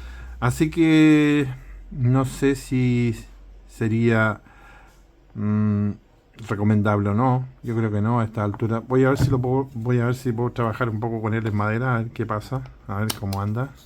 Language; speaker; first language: Spanish; native; Spanish